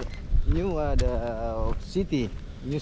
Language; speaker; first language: English; non-native, learner; Indonesian